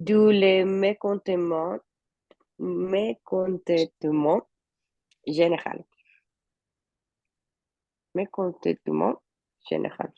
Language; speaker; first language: French; non-native, learner; Spanish